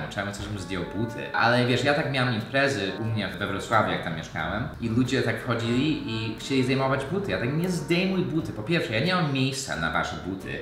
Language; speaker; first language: Polish; early bilingual, heritage; Polish